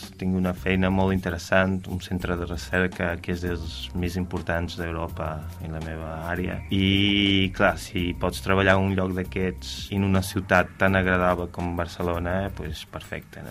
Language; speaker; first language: Catalan; non-native, fluent; Portuguese